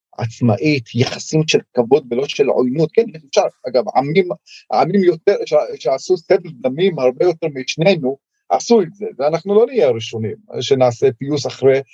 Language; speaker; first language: Hebrew; non-native, local second language; Arabic